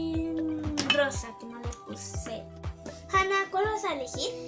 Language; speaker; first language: Spanish; native; Spanish